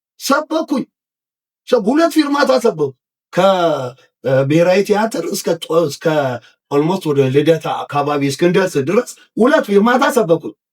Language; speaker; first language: Amharic; native; Amharic